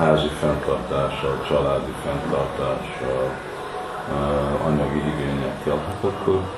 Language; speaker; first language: Hungarian; early bilingual, heritage; Hungarian